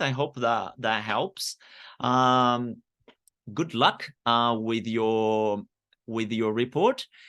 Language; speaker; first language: English; non-native, fluent; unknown